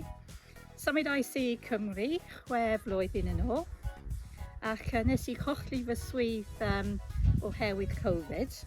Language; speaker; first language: Welsh; non-native, learner; English